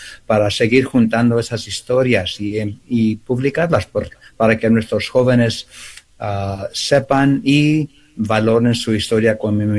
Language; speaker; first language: Spanish; early bilingual, heritage; Spanish